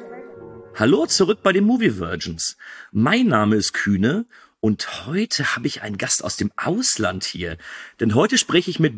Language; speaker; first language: German; native; German